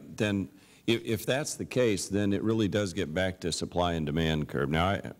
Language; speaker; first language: English; native; English